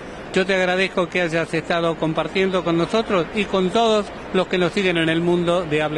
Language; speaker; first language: Spanish; native; Spanish